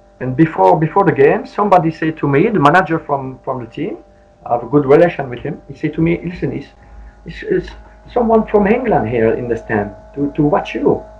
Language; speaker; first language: English; non-native, learner; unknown